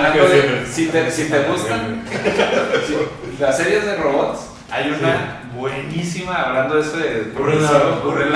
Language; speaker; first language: Spanish; native; Spanish